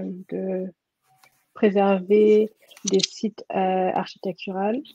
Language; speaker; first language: French; non-native, fluent; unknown